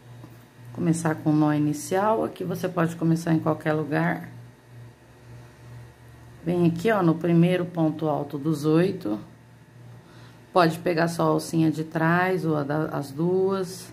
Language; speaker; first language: Portuguese; native; Portuguese